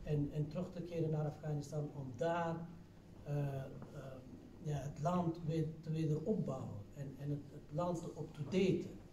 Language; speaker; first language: Dutch; non-native, fluent; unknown